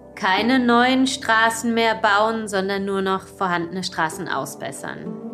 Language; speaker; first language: German; native; German